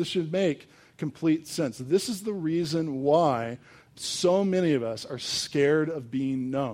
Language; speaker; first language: English; native; English